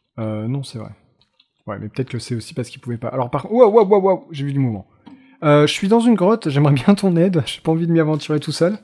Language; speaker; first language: French; native; French